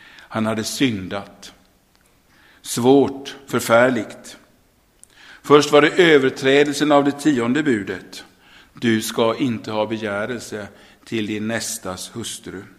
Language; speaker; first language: Swedish; native; Swedish